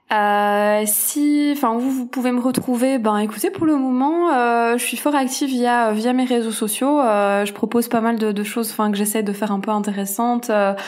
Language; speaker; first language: French; native; French